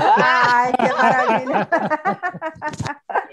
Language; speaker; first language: Spanish; non-native, learner; Portuguese